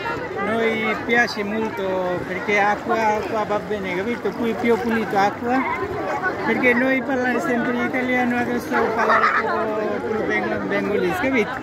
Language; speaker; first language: Italian; non-native, learner; Bangla